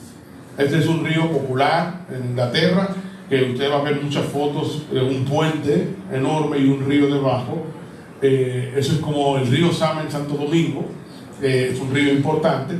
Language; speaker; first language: Spanish; native; Spanish